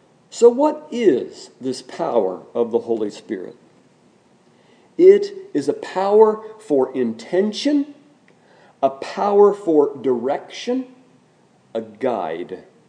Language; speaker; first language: English; native; English